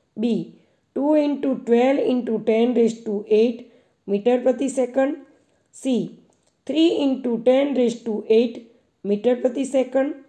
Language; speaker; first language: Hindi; non-native, local second language; Gujarati